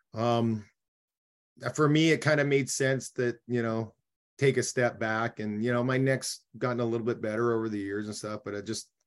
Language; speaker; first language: English; native; English